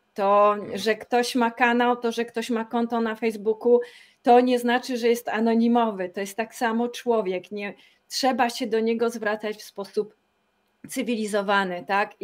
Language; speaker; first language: Polish; native; Polish